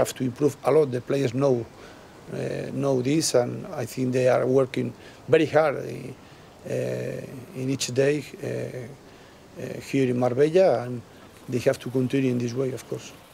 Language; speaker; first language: English; non-native, learner; Spanish